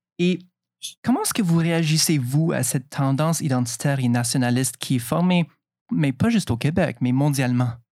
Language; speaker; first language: French; native; French